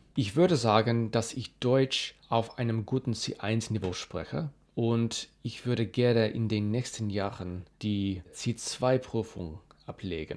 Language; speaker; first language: German; non-native, fluent; English